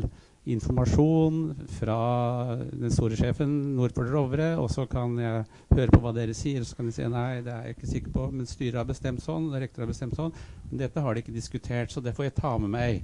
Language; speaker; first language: Norwegian; native; Norwegian